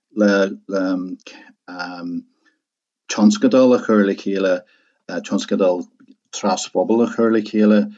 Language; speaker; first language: Irish; non-native, local second language; English